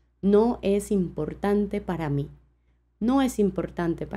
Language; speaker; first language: Spanish; non-native, fluent; French